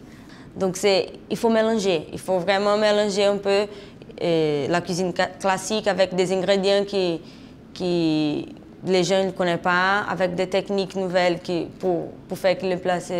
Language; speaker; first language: French; non-native, fluent; Portuguese